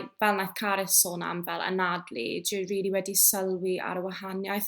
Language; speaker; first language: Welsh; non-native, local second language; English